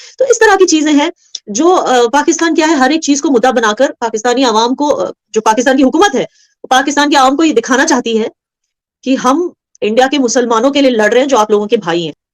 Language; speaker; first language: Hindi; non-native, local second language; Kashmiri